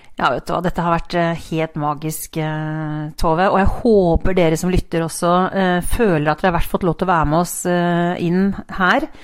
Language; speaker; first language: Norwegian; native; Norwegian